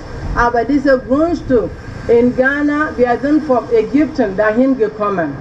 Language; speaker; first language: German; non-native, fluent; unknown